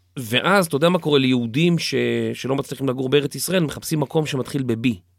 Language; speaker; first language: Hebrew; native; Hebrew